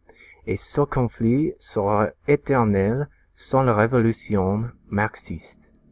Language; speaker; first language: French; non-native, learner; English